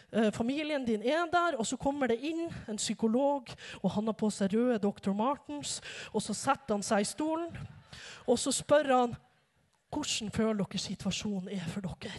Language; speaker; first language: Norwegian; native; Norwegian